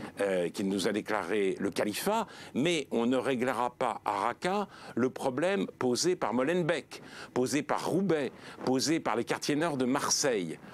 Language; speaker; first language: French; native; French